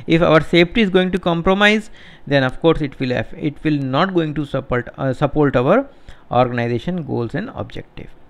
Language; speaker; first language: English; non-native, local second language; Hindi